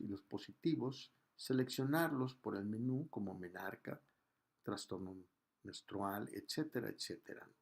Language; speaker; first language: Spanish; native; Spanish